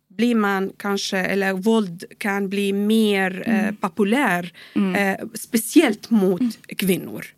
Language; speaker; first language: Swedish; non-native, fluent; Arabic